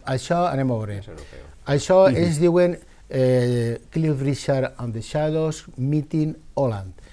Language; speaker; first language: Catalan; native; Catalan